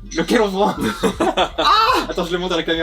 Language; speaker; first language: French; native; French